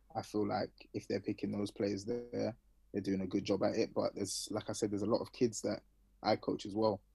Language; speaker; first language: English; native; English